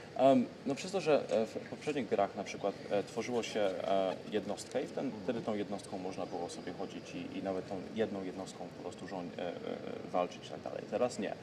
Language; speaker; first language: Polish; early bilingual, heritage; Polish